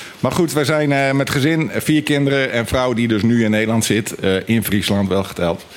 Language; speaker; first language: Dutch; native; Dutch